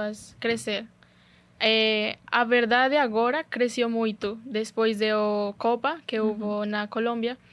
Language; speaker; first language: Portuguese; non-native, learner; Spanish